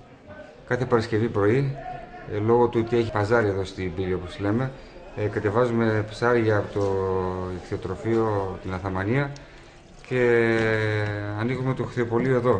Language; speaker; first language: Greek; native; Greek